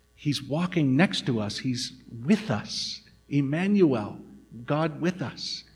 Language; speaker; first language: English; native; English